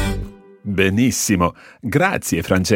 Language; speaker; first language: Italian; non-native, fluent; English